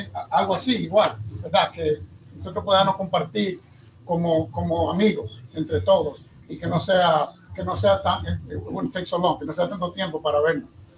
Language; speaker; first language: Spanish; early bilingual, heritage; Spanish